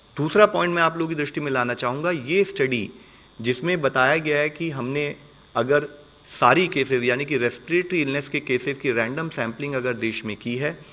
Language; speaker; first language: Hindi; native; Hindi